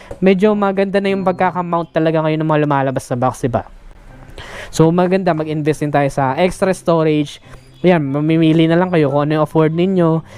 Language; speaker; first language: Filipino; native; Filipino